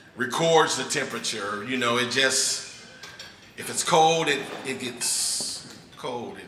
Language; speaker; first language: English; native; English